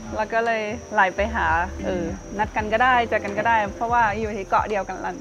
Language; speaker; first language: Thai; non-native, fluent; German